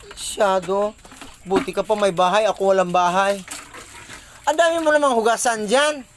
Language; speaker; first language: Filipino; non-native, local second language; Cebuano